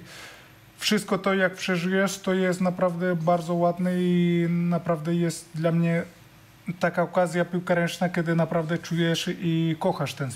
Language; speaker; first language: Polish; non-native, fluent; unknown